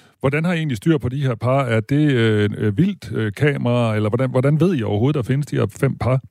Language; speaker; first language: Danish; native; Danish